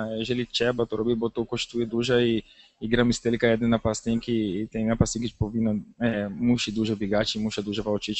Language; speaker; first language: Polish; non-native, learner; Portuguese